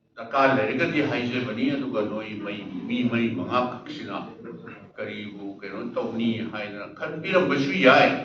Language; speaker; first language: Manipuri; native; Manipuri